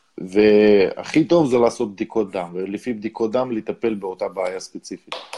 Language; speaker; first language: Hebrew; non-native, fluent; Russian